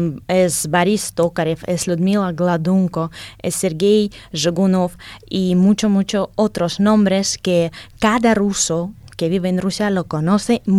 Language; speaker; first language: Spanish; non-native, fluent; Russian